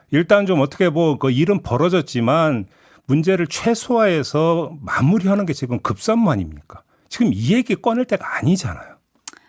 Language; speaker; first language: Korean; native; Korean